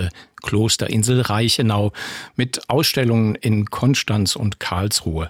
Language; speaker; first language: German; native; German